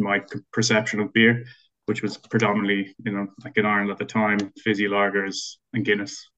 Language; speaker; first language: English; native; English